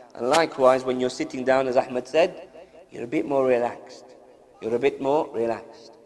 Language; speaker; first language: English; native; English